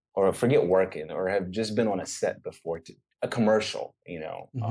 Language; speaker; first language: English; native; English